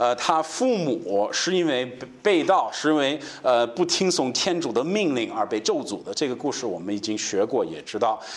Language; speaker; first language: Chinese; non-native, fluent; English